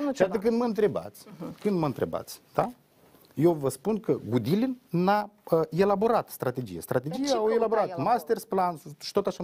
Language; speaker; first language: Romanian; native; Romanian